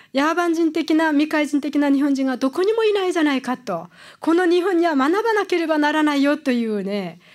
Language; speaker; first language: Japanese; non-native, fluent; Korean